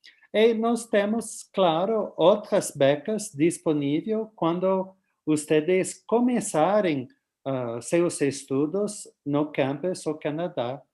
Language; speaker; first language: Portuguese; non-native, fluent; English